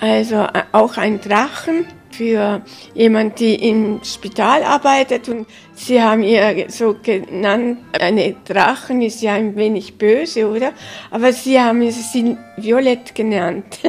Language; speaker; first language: German; early bilingual, heritage; German